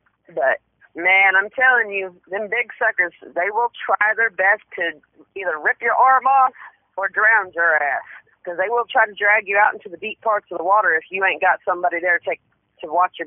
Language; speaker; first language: English; native; English